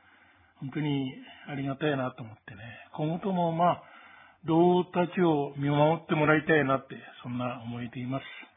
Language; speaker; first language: Japanese; native; Japanese